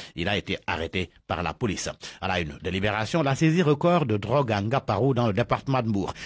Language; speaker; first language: French; non-native, local second language; Wolof